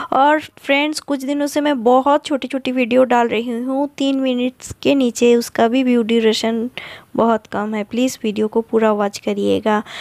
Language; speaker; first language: Hindi; non-native, local second language; Bangla